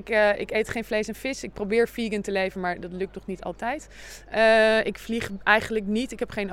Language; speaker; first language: Dutch; native; Dutch